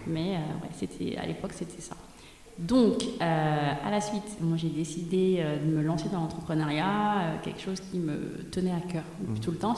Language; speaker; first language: French; non-native, local second language; Bambara